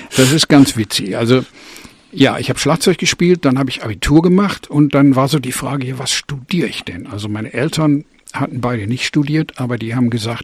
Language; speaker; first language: German; native; German